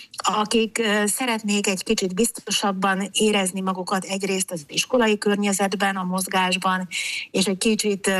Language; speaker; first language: Hungarian; native; Hungarian